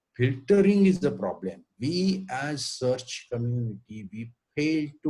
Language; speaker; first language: English; non-native, local second language; Marathi